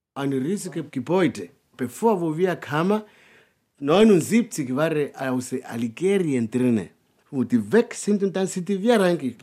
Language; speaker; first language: German; non-native, learner; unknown